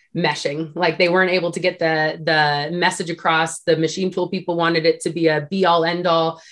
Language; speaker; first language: English; native; English